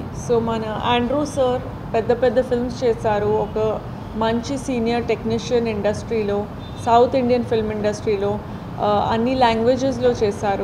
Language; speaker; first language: Telugu; non-native, fluent; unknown